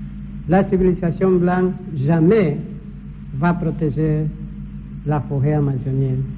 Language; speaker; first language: French; non-native, learner; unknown